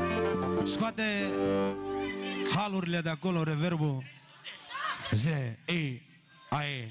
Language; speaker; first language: Romanian; non-native, local second language; Turkish